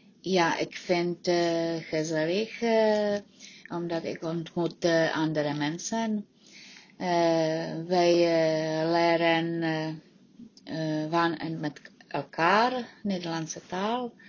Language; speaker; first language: Dutch; non-native, learner; Czech